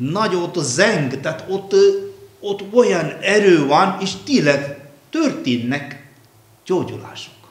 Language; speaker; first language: Hungarian; non-native, fluent; Malayalam